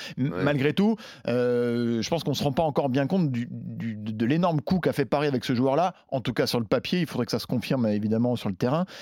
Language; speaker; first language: French; native; French